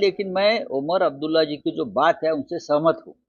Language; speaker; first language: Hindi; non-native, local second language; Marathi